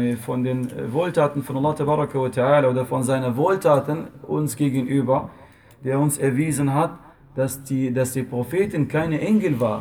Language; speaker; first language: German; non-native, fluent; Arabic